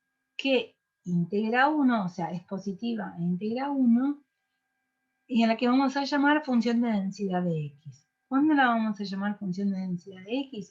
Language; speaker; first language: Spanish; native; Spanish